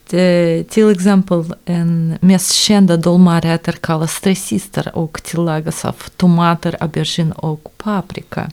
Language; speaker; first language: Swedish; non-native, fluent; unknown